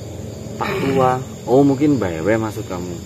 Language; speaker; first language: Indonesian; native; Indonesian